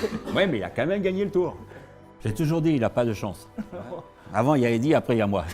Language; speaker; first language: French; native; French